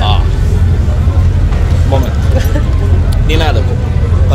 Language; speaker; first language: Russian; non-native, learner; Turkish